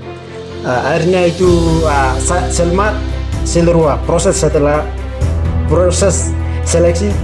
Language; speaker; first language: Indonesian; non-native, learner; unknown